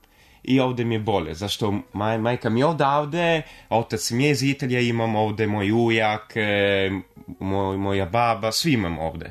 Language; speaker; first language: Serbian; early bilingual, heritage; Italian